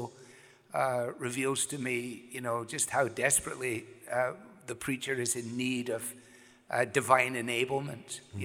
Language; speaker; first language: English; native; English